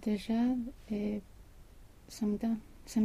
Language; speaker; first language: French; non-native, learner; Swedish